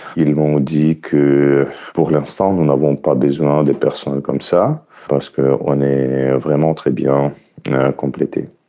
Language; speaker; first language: French; non-native, fluent; Ukrainian